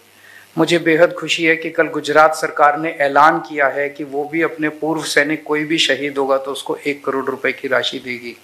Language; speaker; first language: Hindi; native; Hindi